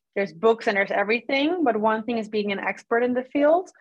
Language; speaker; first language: English; non-native, fluent; Dutch